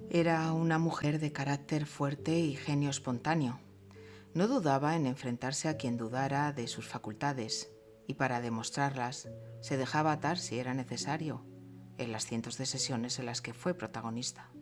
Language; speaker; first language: Spanish; native; Spanish